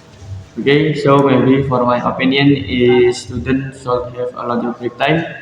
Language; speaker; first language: English; non-native, learner; Indonesian